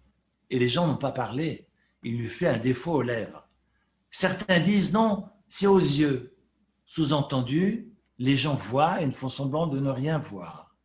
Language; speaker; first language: French; native; French